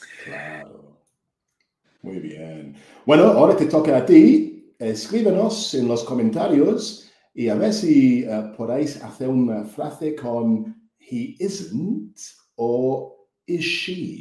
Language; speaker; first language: Spanish; non-native, fluent; English